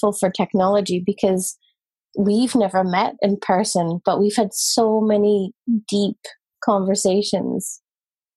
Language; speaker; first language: English; native; English